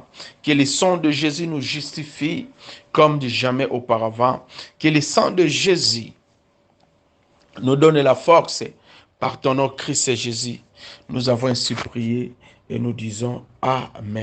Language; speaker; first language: French; non-native, local second language; Lingala